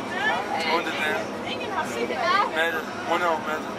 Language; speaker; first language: Danish; early bilingual, other home language; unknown